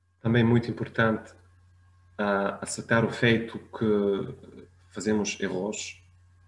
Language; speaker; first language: Portuguese; non-native, fluent; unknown